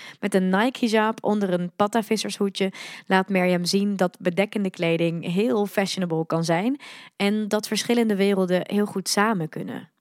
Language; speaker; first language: Dutch; early bilingual, other home language; Arabic